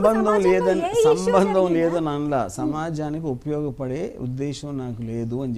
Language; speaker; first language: Telugu; native; Telugu